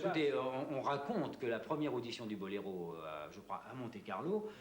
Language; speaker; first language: French; native; French